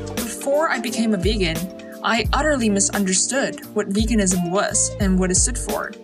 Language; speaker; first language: English; early bilingual, other home language; Chinese